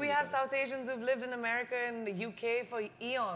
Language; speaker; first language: English; non-native, local second language; Hindi